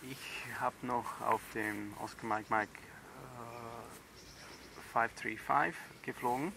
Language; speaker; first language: German; non-native, fluent; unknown